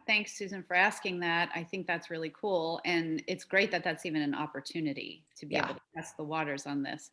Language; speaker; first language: English; native; English